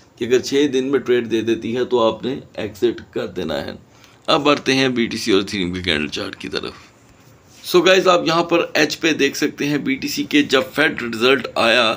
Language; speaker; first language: Urdu; native; Urdu